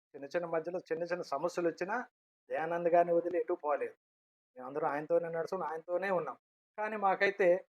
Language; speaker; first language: Telugu; non-native, local second language; Lambadi